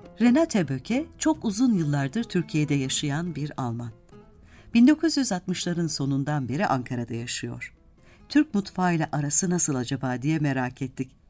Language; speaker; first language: Turkish; native; Turkish